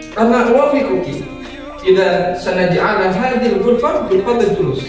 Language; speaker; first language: Arabic; non-native, learner; Indonesian